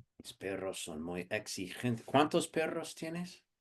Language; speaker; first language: Spanish; non-native, fluent; English